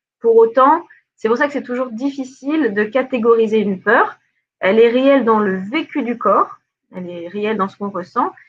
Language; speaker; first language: French; native; French